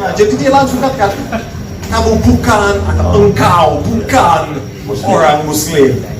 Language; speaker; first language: Indonesian; non-native, fluent; English